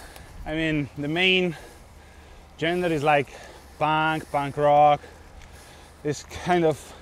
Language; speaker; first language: English; non-native, fluent; Italian